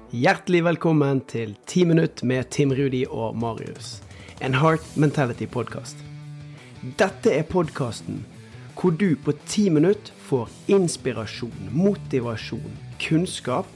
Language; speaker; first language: Norwegian; native; Norwegian